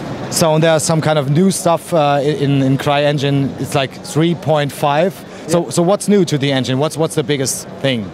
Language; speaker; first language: English; non-native, fluent; German